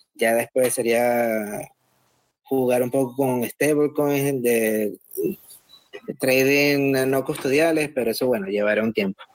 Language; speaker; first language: Spanish; native; Spanish